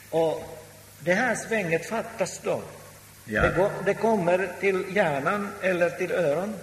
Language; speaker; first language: Swedish; non-native, local second language; Finnish